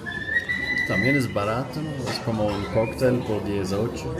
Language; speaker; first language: Spanish; non-native, fluent; Swedish